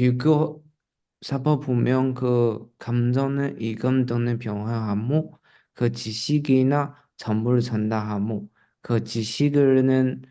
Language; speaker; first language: Korean; non-native, learner; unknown